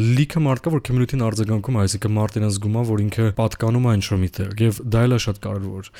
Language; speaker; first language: Armenian; early bilingual, heritage; Armenian